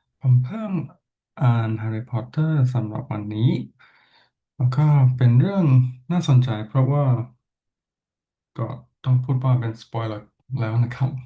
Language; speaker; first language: Thai; non-native, fluent; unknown